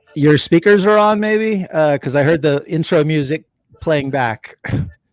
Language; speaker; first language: English; native; English